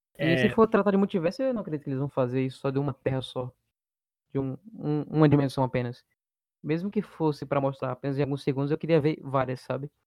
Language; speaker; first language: Portuguese; native; Portuguese